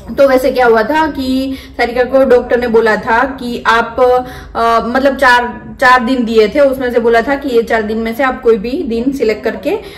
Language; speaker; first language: Hindi; non-native, local second language; Gujarati